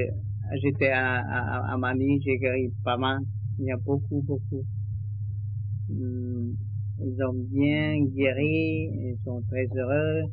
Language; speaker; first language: French; non-native, learner; Vietnamese